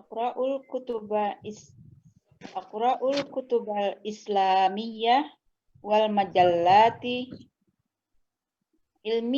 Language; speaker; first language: Arabic; non-native, learner; Indonesian